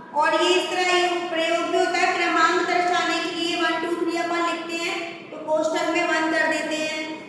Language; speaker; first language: Hindi; native; Hindi